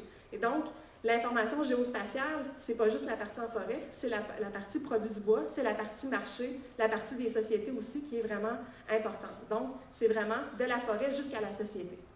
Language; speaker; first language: French; native; French